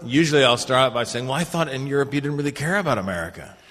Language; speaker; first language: English; native; English